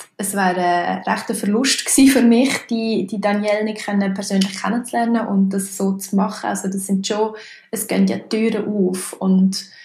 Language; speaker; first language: German; native; German